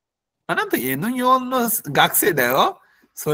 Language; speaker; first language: Japanese; non-native, fluent; Bangla